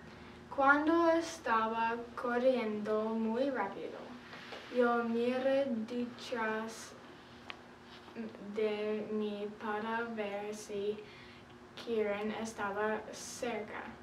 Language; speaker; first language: Spanish; non-native, learner; English